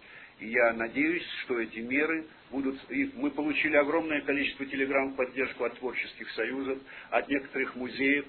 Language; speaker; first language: Russian; native; Russian